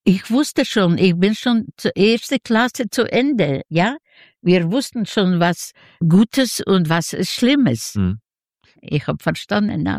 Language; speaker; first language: German; non-native, learner; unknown